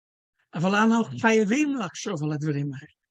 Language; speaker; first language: Hebrew; non-native, fluent; Dutch